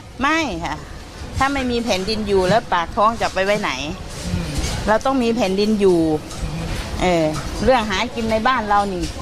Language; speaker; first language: Thai; native; Thai